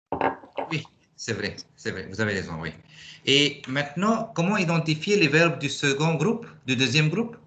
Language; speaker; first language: French; non-native, fluent; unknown